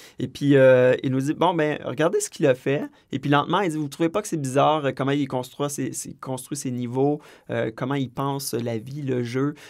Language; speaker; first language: French; native; French